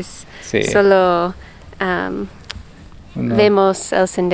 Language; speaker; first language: Spanish; non-native, learner; English